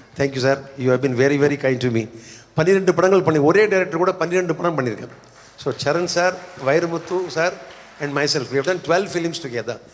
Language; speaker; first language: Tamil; native; Tamil